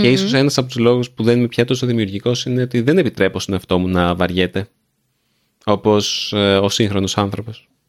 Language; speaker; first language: Greek; native; Greek